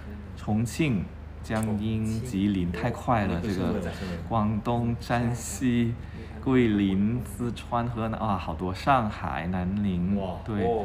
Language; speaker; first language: Chinese; non-native, fluent; Thai